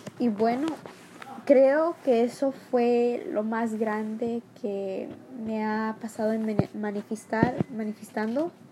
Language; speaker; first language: Spanish; early bilingual, heritage; Spanish